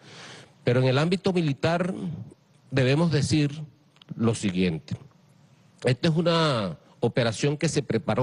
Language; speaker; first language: Spanish; native; Spanish